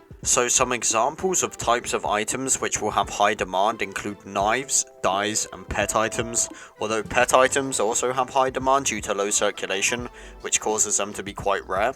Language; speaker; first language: English; native; English